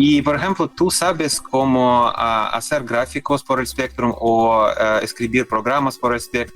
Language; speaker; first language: Spanish; non-native, learner; Russian